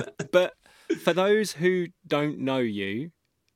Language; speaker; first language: English; native; English